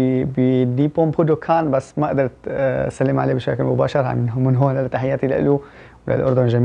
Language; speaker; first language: Arabic; early bilingual, heritage; Arabic